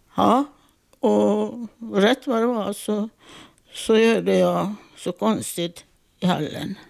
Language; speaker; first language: Swedish; non-native, fluent; Italian